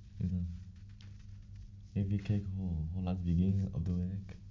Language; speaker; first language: Dutch; non-native, learner; Arabic